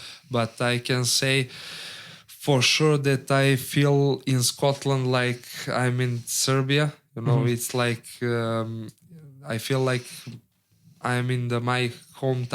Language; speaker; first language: English; non-native, learner; Serbian